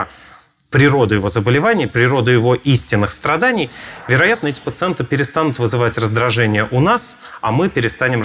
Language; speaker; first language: Russian; native; Russian